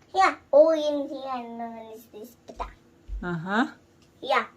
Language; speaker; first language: English; non-native, learner; Thai